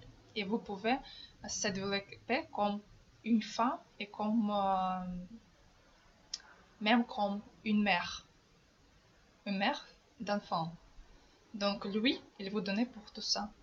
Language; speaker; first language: French; non-native, fluent; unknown